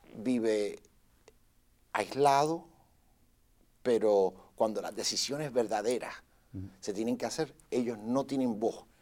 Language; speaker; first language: Spanish; native; Spanish